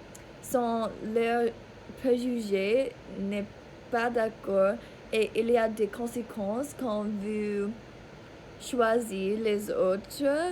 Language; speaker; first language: French; non-native, learner; English